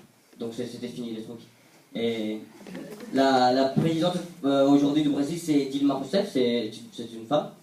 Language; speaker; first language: French; non-native, fluent; Portuguese